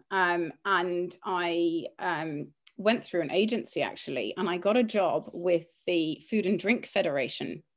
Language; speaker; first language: English; early bilingual, other home language; Greek